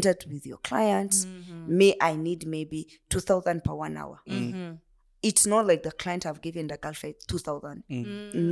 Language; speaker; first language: English; non-native, local second language; Kinyarwanda